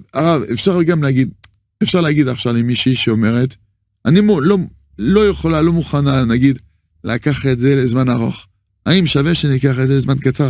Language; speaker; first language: Hebrew; non-native, fluent; French